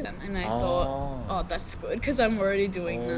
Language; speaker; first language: English; non-native, fluent; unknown